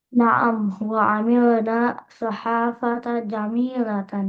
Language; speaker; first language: Arabic; non-native, learner; Indonesian